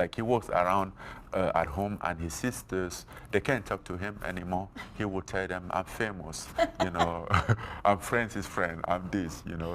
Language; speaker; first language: English; non-native, fluent; French